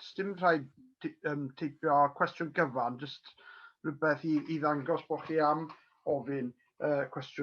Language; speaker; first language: Welsh; native; Welsh